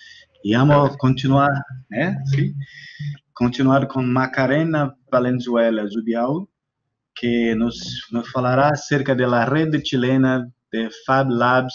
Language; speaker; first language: Spanish; non-native, learner; Portuguese